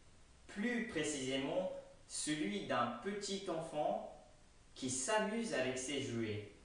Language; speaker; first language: French; non-native, fluent; Japanese